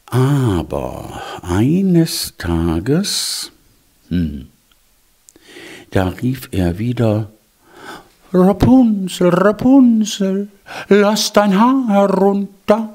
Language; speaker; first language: German; native; German